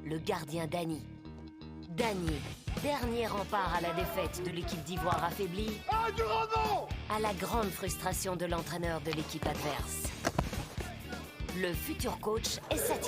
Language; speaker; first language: French; native; French